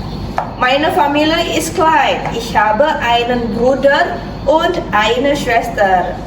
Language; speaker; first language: German; non-native, fluent; Indonesian